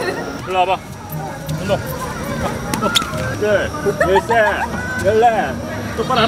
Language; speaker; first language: Korean; native; Korean